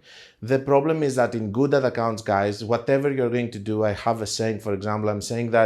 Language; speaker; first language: English; non-native, fluent; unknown